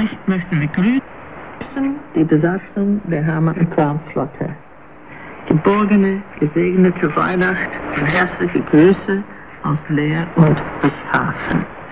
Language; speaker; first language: German; native; German